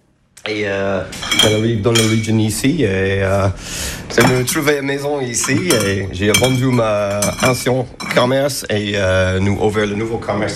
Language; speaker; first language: French; non-native, learner; English